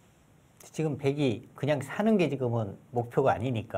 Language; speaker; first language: Korean; native; Korean